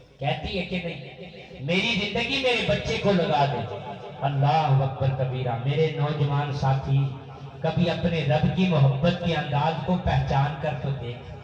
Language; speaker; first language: Urdu; non-native, local second language; Punjabi